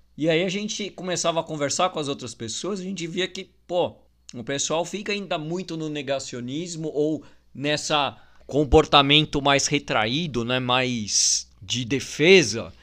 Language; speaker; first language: Portuguese; native; Portuguese